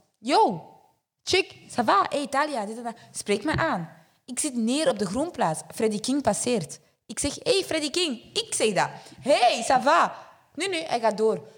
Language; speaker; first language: Dutch; early bilingual, other home language; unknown